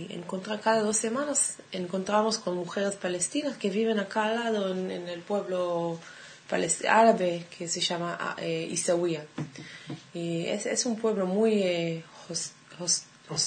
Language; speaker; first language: Spanish; non-native, fluent; Hebrew